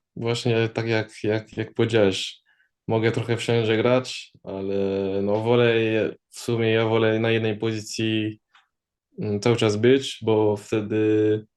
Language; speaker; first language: Polish; early bilingual, heritage; Polish